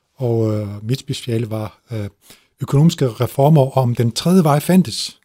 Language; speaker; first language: Danish; early bilingual, other home language; Turkish